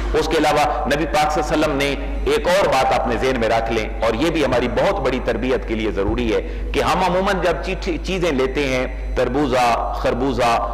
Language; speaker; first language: Urdu; native; Urdu